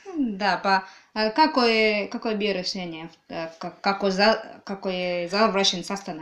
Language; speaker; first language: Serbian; non-native, learner; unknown